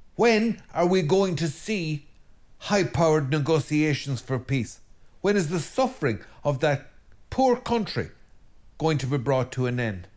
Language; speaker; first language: English; native; English